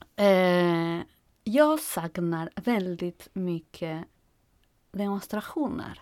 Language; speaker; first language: Swedish; non-native, fluent; Spanish